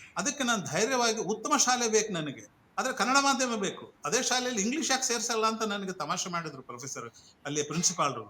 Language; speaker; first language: Kannada; non-native, local second language; Urdu